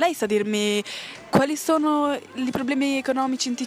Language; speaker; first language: Italian; native; Italian